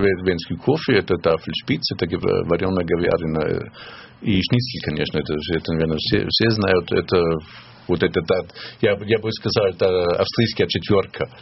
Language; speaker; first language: Russian; non-native, fluent; German